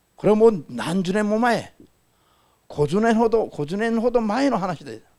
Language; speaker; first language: Japanese; non-native, fluent; Korean